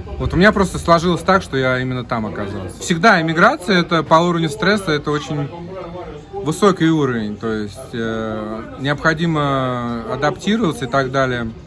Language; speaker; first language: Russian; native; Russian